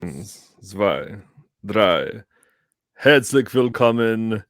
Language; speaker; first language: German; non-native, learner; English